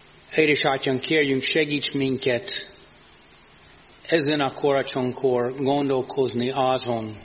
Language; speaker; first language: Hungarian; non-native, fluent; English